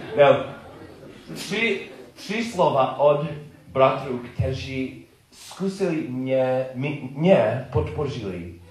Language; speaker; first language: Czech; non-native, learner; English